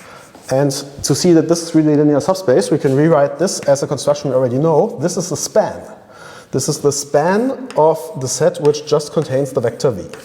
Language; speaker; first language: English; non-native, fluent; German